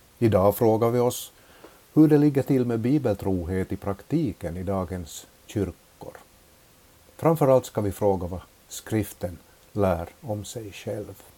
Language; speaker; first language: Swedish; native; Swedish